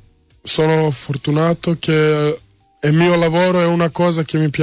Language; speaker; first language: Italian; non-native, learner; Serbian